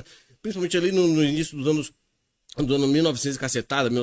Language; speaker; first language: Portuguese; native; Portuguese